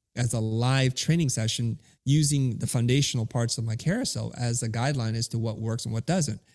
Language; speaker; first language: English; early bilingual, other home language; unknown